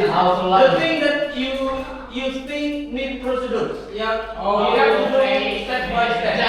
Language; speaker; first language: English; non-native, fluent; Indonesian